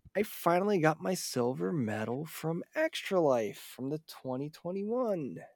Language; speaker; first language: English; native; English